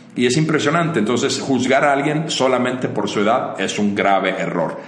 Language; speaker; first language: Spanish; non-native, fluent; Finnish